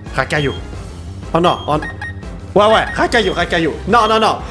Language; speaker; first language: French; native; French